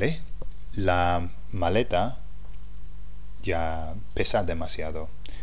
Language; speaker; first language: Spanish; non-native, fluent; English